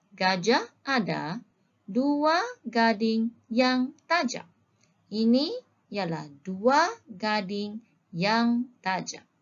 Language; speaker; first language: Malay; non-native, local second language; Chinese